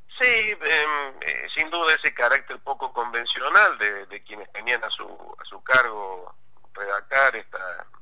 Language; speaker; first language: Spanish; native; Spanish